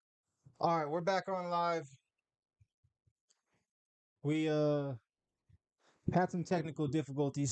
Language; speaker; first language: English; native; English